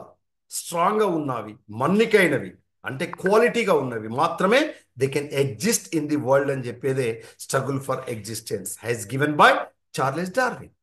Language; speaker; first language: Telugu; native; Telugu